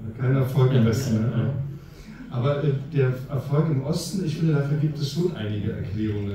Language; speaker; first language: German; native; German